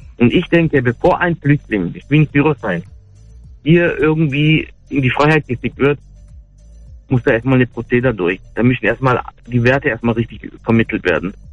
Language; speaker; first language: German; early bilingual, other home language; Turkish